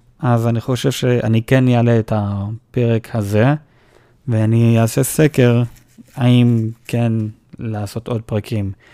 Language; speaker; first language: Hebrew; native; Hebrew